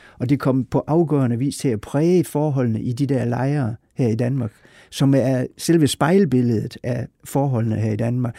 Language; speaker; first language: Danish; native; Danish